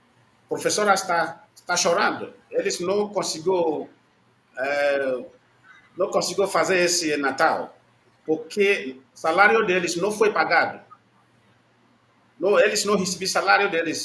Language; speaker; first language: Portuguese; non-native, learner; Igbo